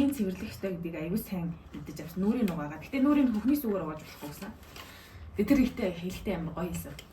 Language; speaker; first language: Mongolian; native; Mongolian